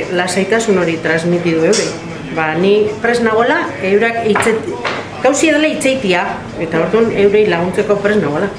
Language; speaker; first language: Basque; native; Basque